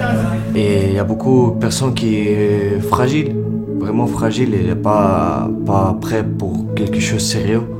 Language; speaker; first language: French; non-native, learner; Ukrainian